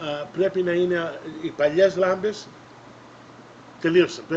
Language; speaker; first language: Greek; early bilingual, other home language; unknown